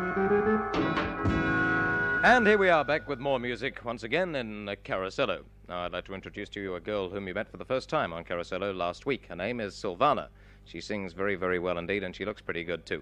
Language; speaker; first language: English; native; English